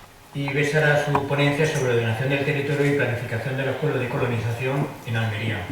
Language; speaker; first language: Spanish; native; Spanish